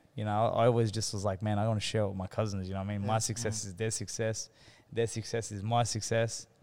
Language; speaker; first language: English; native; English